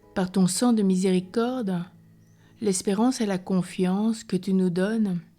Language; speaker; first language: French; native; French